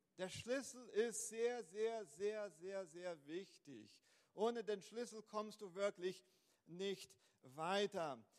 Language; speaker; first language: German; non-native, fluent; Portuguese